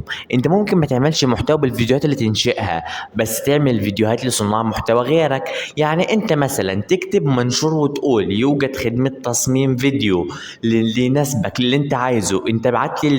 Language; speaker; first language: Arabic; native; Arabic